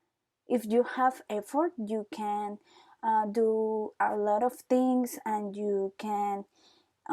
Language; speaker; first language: English; non-native, learner; Spanish